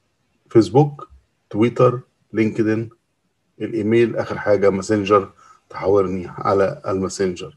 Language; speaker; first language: Arabic; native; Arabic